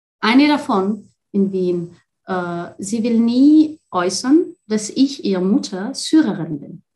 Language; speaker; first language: German; non-native, fluent; Arabic